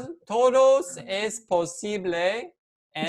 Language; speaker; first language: Spanish; non-native, fluent; English